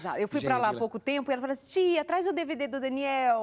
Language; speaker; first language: Portuguese; native; Portuguese